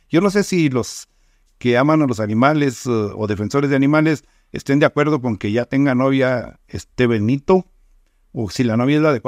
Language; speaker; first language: Spanish; native; Spanish